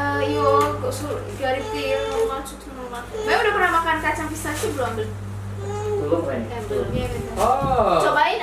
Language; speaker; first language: Turkish; non-native, learner; Indonesian